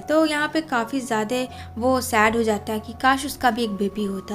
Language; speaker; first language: Hindi; native; Hindi